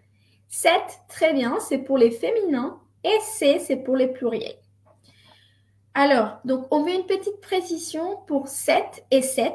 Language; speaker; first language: French; non-native, fluent; Spanish